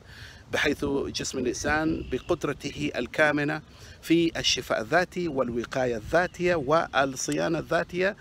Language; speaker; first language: Arabic; native; Arabic